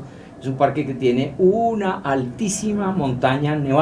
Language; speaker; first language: Spanish; native; Spanish